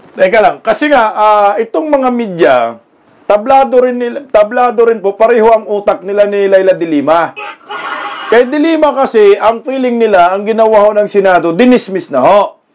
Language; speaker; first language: Filipino; non-native, local second language; Cebuano